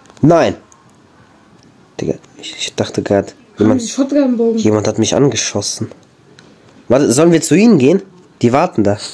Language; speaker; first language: German; native; German